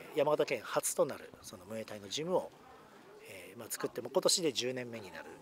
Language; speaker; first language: Japanese; native; Japanese